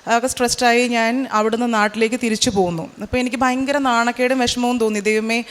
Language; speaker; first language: Malayalam; native; Malayalam